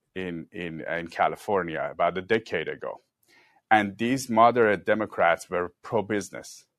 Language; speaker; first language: English; non-native, fluent; Persian